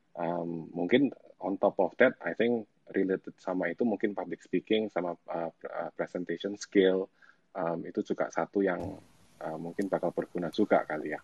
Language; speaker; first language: Indonesian; native; Indonesian